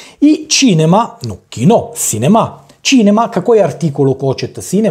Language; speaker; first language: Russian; non-native, learner; Italian